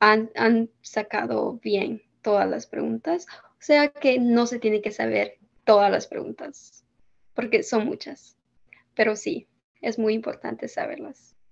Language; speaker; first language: Spanish; early bilingual, heritage; Spanish